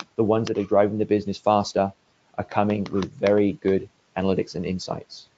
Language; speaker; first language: English; native; English